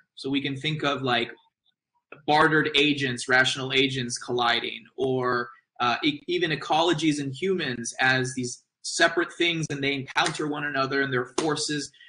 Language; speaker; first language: English; native; English